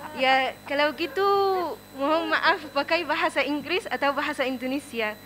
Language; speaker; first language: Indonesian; non-native, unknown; Arabic